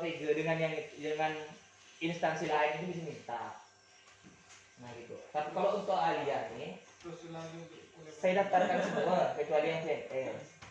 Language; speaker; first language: Malay; native; Malay